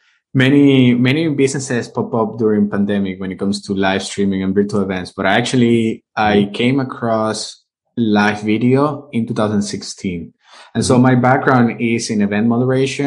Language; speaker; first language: English; non-native, fluent; Spanish